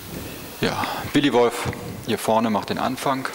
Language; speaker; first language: German; native; German